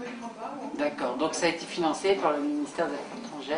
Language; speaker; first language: French; native; French